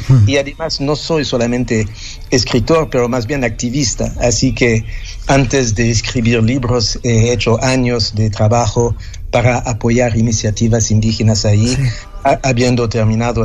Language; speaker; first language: Spanish; non-native, fluent; French